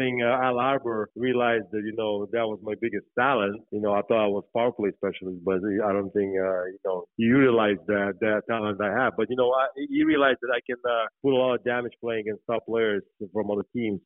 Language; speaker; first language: English; non-native, fluent; Lithuanian